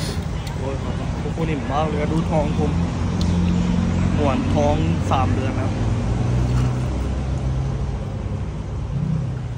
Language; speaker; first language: Thai; non-native, fluent; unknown